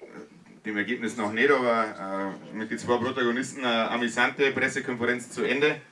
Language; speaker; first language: German; native; German